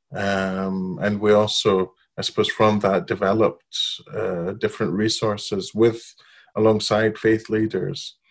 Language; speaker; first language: English; non-native, fluent; Arabic